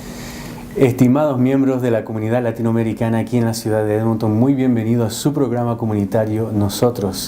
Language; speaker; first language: Spanish; native; Spanish